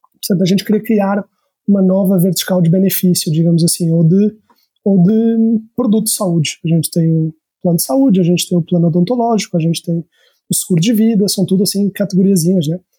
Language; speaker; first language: Portuguese; native; Portuguese